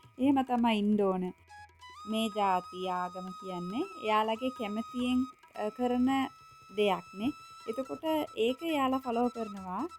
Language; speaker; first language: Sinhala; non-native, local second language; Tamil